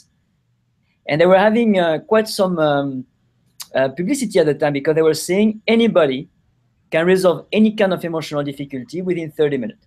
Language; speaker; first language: English; non-native, fluent; French